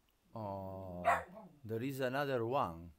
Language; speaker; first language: English; non-native, learner; Italian